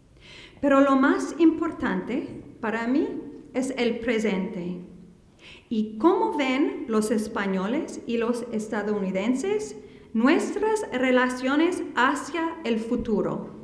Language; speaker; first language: Spanish; non-native, fluent; English